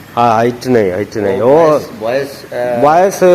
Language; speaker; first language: Hindi; non-native, local second language; Malayalam